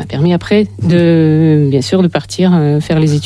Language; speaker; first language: French; non-native, fluent; Russian